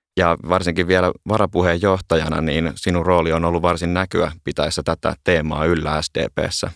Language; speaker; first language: Finnish; native; Finnish